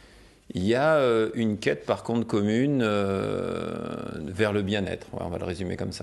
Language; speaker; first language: French; native; French